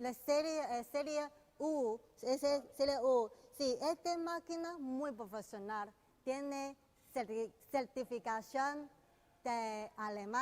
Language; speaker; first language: Spanish; non-native, learner; Chinese